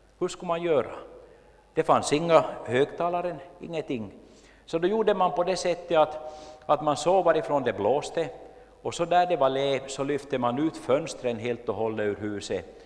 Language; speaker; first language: Swedish; native; Swedish